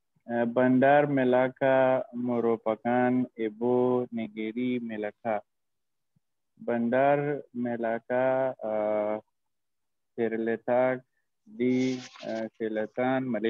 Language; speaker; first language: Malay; non-native, learner; Arabic